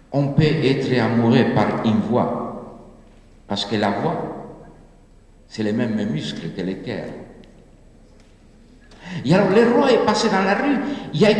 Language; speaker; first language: French; non-native, fluent; Spanish